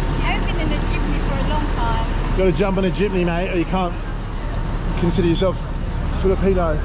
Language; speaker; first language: English; native; English